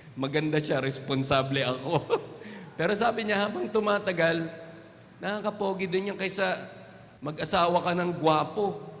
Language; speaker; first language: Filipino; non-native, local second language; Waray